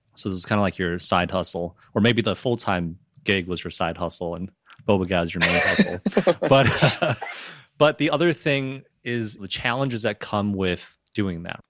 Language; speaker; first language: English; early bilingual, other home language; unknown